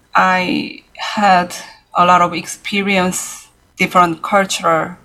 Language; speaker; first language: English; non-native, learner; Korean